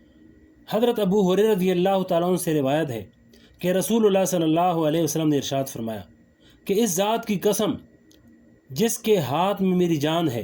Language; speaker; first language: Urdu; native; Urdu